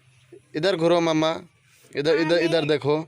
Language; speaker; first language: Hindi; non-native, local second language; Bangla